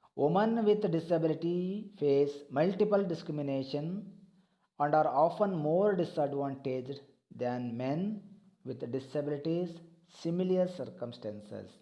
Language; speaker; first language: English; non-native, local second language; Kannada